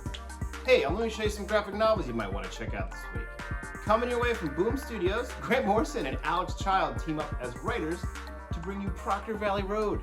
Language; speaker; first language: English; native; English